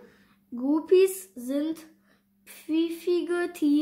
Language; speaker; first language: German; non-native, learner; Russian